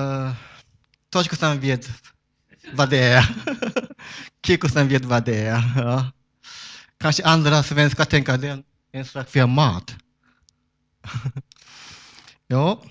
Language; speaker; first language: Swedish; non-native, fluent; Japanese